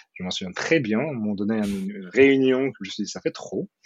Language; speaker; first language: French; non-native, fluent; Ukrainian